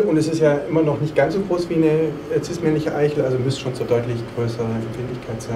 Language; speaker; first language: German; native; German